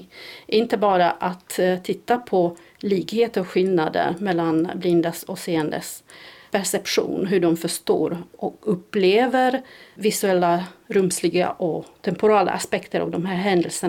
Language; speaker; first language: Swedish; non-native, fluent; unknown